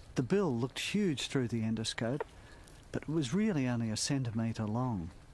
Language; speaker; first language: English; native; English